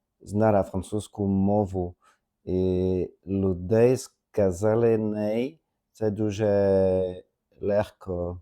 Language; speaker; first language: Ukrainian; non-native, learner; French